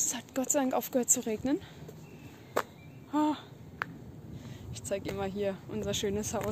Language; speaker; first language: German; native; German